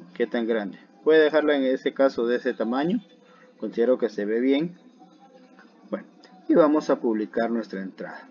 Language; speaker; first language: Spanish; native; Spanish